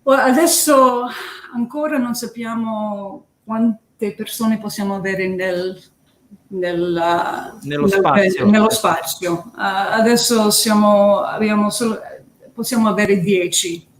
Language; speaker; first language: Italian; early bilingual, heritage; English